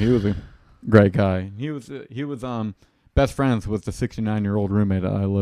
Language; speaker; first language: English; native; English